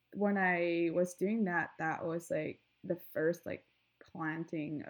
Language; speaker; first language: English; non-native, local second language; Filipino